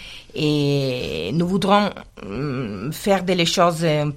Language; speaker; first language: French; non-native, learner; Italian